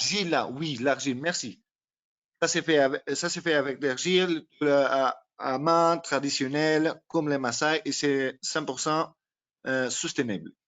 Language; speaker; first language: French; non-native, learner; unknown